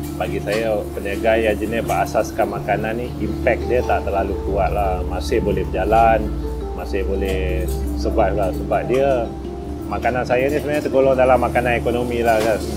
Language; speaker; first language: Malay; native; Malay